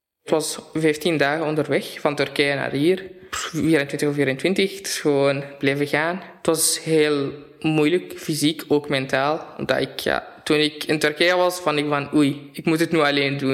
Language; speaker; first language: Dutch; non-native, fluent; Arabic